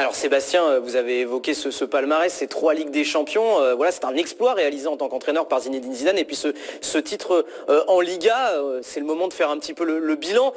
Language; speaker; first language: French; native; French